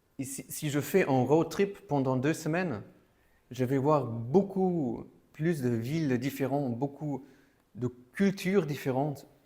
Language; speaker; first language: French; non-native, fluent; German